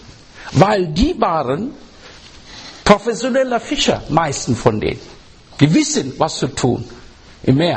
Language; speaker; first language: German; non-native, learner; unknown